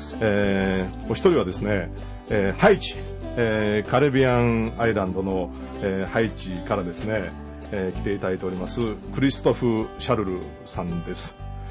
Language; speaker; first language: Japanese; native; Japanese